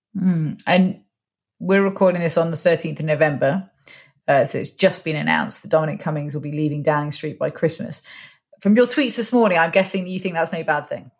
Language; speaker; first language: English; native; English